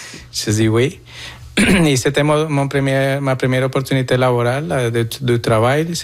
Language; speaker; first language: French; non-native, fluent; Spanish